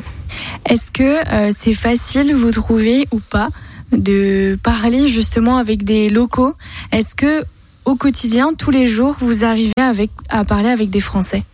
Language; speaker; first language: French; native; French